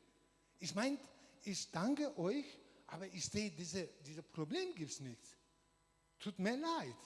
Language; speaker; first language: German; non-native, learner; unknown